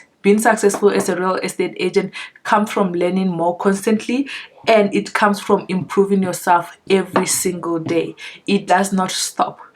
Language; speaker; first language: English; non-native, local second language; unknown